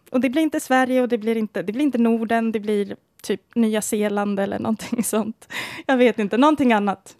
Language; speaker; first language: Swedish; native; Swedish